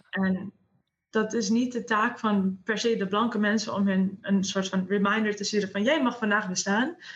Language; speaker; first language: Dutch; native; Dutch